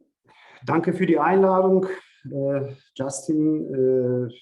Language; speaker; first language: German; non-native, fluent; Ukrainian